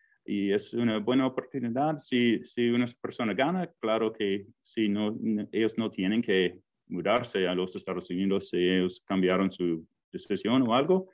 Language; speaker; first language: Spanish; non-native, fluent; English